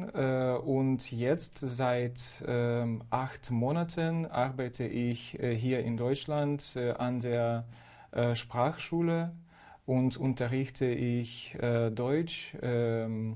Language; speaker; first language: German; non-native, fluent; Ukrainian